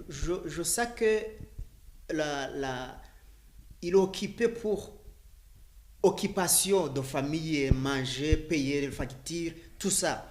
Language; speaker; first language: French; non-native, learner; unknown